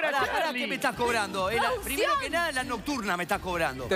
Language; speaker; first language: Spanish; native; Spanish